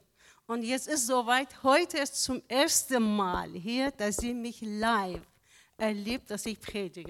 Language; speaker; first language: German; non-native, fluent; Persian